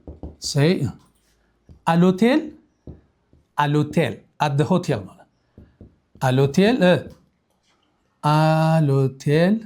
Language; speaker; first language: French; non-native, fluent; Amharic